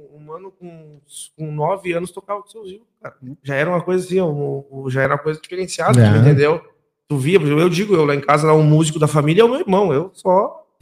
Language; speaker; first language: Portuguese; native; Portuguese